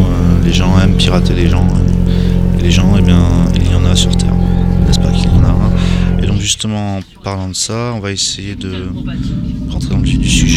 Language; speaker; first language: French; native; French